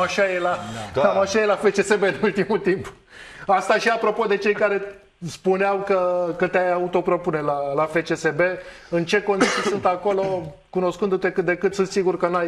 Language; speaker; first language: Romanian; native; Romanian